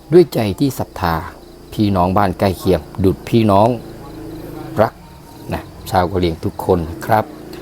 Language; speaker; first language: Thai; native; Thai